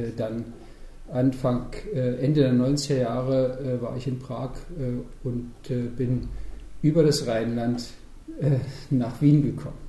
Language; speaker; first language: German; native; German